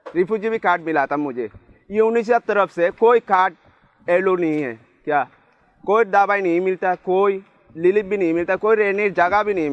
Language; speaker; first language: Hindi; non-native, learner; Rohingya